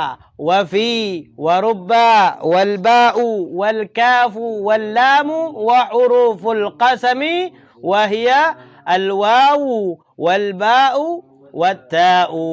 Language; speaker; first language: Arabic; non-native, fluent; Indonesian